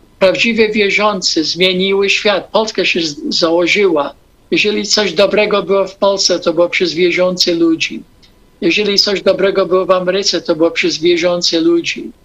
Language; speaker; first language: Polish; non-native, fluent; English